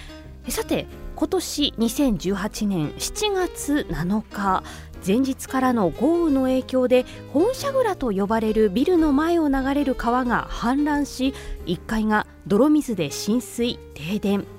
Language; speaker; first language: Japanese; native; Japanese